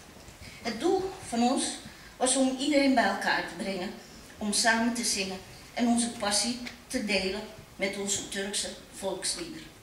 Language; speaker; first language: Dutch; early bilingual, other home language; Turkish